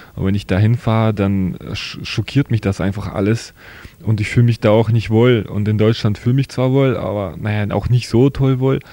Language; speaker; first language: German; non-native, fluent; Russian